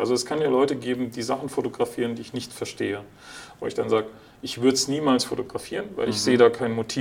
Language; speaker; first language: German; native; German